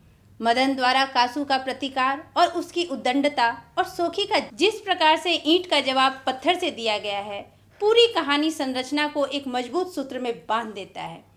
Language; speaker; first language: Hindi; native; Hindi